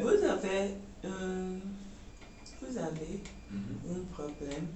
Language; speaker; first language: French; non-native, learner; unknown